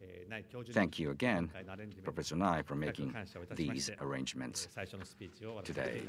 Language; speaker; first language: English; non-native, fluent; Japanese